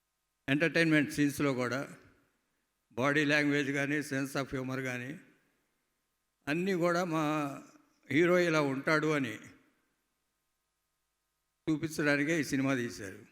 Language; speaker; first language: Telugu; native; Telugu